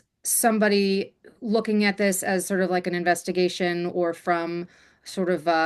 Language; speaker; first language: English; native; English